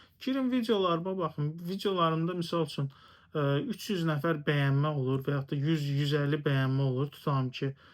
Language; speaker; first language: Azerbaijani; non-native, local second language; Talysh